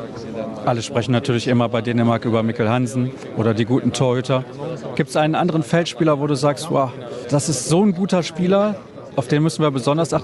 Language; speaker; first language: German; native; German